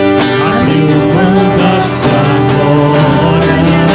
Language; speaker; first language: Portuguese; native; Portuguese